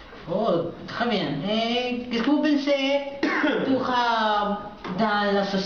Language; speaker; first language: French; non-native, learner; Spanish